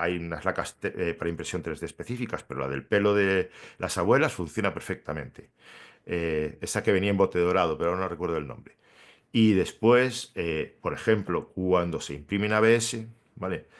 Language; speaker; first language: Spanish; native; Spanish